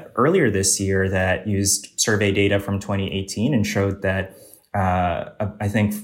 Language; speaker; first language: English; native; English